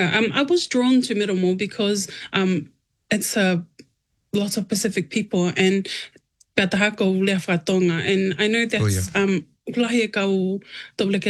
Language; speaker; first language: English; native; English